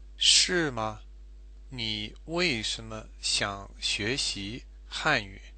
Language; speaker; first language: Chinese; non-native, fluent; English